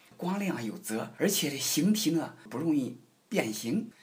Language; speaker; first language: Chinese; native; Chinese